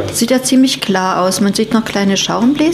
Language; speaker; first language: German; native; German